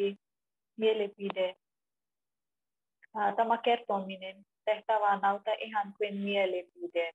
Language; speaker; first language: Finnish; non-native, learner; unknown